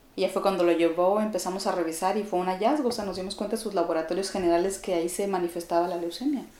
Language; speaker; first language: Spanish; native; Spanish